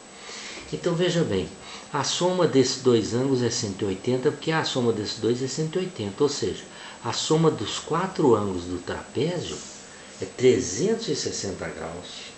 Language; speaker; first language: Portuguese; native; Portuguese